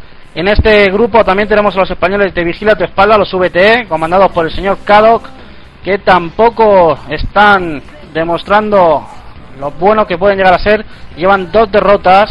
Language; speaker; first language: Spanish; native; Spanish